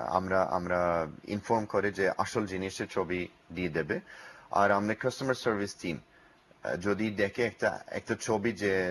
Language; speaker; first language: Bangla; non-native, learner; English